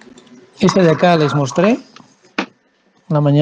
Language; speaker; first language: Spanish; native; Spanish